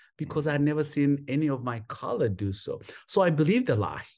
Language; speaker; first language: English; non-native, local second language; Kinyarwanda